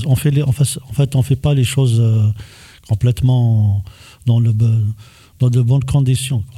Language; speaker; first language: French; non-native, local second language; Kabyle